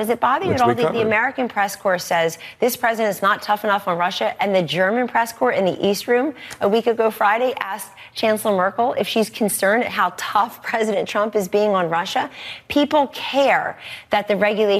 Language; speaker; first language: English; native; English